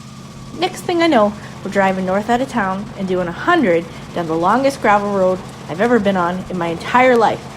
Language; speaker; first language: English; native; English